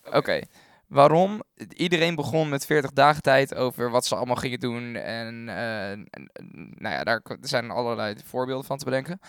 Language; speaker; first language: Dutch; native; Dutch